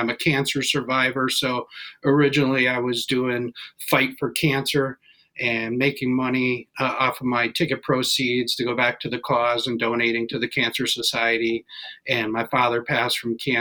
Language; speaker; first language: English; native; English